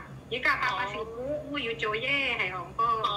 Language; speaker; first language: Cantonese; non-native, learner; Indonesian